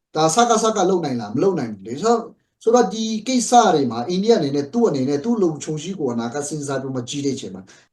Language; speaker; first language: Burmese; non-native, local second language; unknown